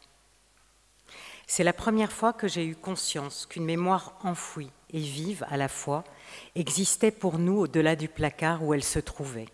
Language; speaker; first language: French; native; French